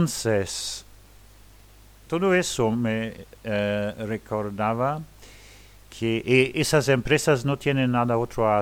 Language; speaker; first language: Spanish; non-native, learner; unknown